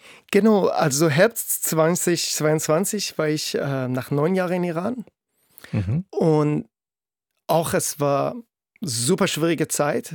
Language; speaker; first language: German; non-native, fluent; Persian